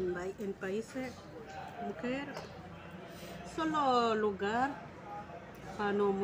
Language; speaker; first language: Spanish; non-native, learner; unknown